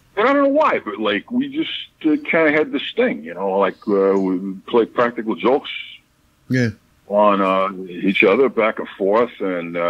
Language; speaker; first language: English; native; English